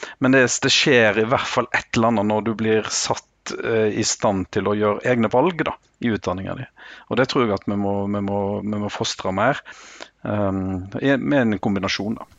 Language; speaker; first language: Norwegian; native; Norwegian